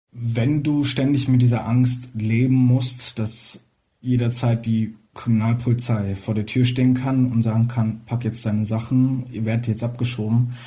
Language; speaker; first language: German; early bilingual, other home language; Armenian